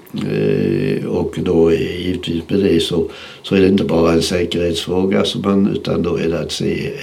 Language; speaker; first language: Swedish; native; Swedish